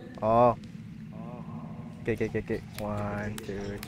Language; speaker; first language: English; non-native, local second language; Malay